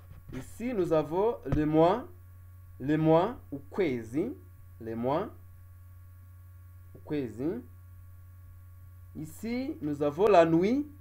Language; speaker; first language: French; non-native, local second language; Kinyarwanda